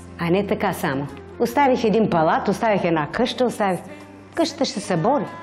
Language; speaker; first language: Bulgarian; native; Bulgarian